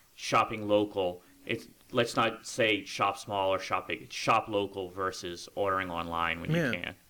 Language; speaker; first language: English; native; English